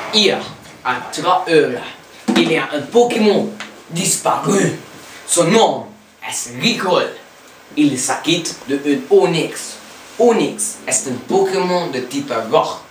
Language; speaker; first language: French; non-native, learner; English